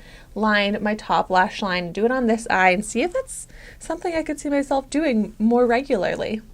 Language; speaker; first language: English; native; English